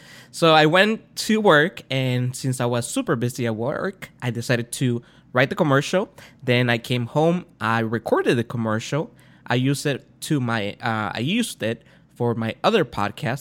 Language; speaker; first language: English; non-native, fluent; Spanish